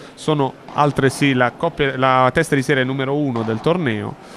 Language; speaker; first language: Italian; native; Italian